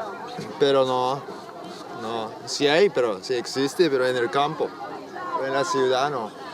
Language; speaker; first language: Spanish; non-native, learner; Japanese